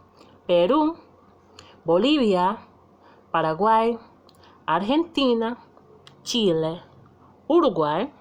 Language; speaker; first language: Spanish; non-native, fluent; English